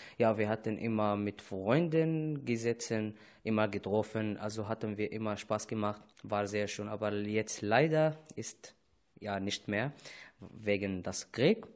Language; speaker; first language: German; non-native, learner; Arabic